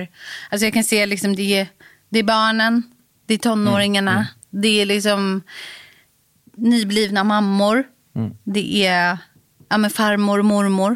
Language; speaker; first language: Swedish; native; Swedish